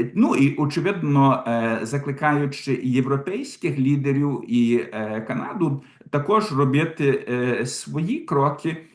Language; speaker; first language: Ukrainian; early bilingual, heritage; Ukrainian